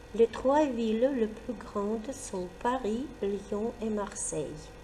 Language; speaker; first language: French; non-native, fluent; Ukrainian